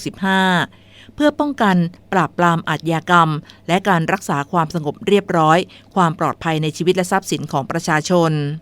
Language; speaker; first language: Thai; native; Thai